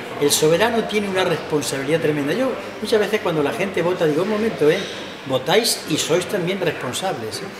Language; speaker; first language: Spanish; native; Spanish